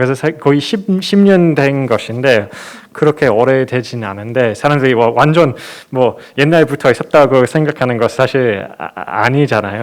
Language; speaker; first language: Korean; non-native, fluent; English